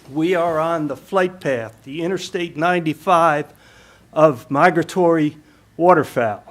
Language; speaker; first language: English; native; English